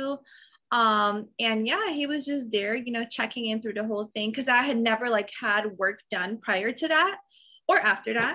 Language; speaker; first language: English; non-native, fluent; Serbian